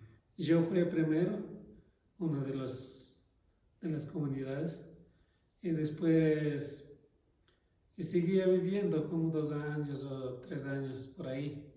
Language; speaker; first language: Spanish; non-native, local second language; Quechua